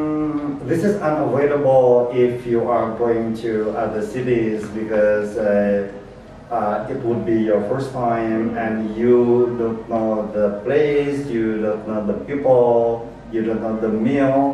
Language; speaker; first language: English; non-native, learner; Indonesian